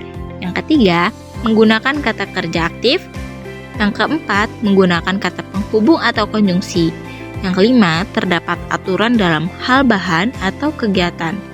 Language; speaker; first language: Indonesian; native; Indonesian